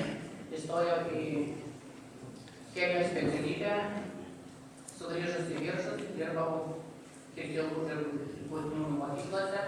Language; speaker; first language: Lithuanian; native; Lithuanian